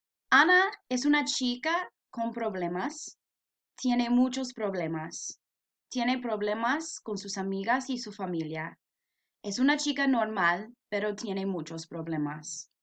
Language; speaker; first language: Spanish; non-native, fluent; English